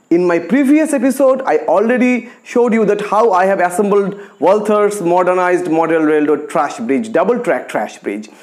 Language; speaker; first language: English; non-native, local second language; Bangla